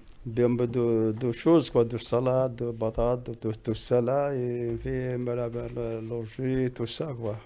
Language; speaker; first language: French; non-native, learner; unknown